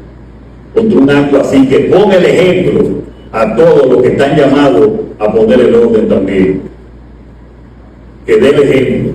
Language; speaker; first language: Spanish; native; Spanish